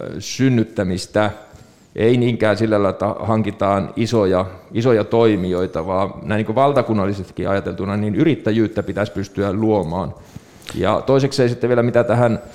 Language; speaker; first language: Finnish; native; Finnish